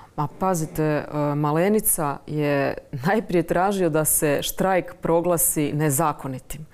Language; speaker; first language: Croatian; native; Croatian